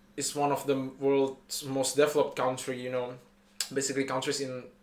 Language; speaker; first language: English; non-native, fluent; Indonesian